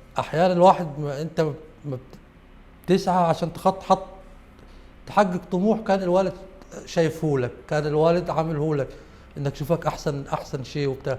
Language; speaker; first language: Arabic; native; Arabic